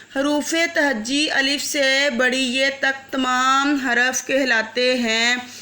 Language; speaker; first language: Urdu; native; Urdu